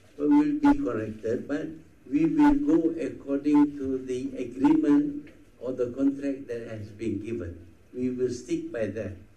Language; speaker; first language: English; non-native, local second language; Malay